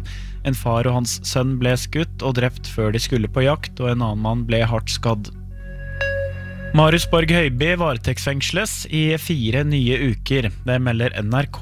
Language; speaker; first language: Norwegian; native; Norwegian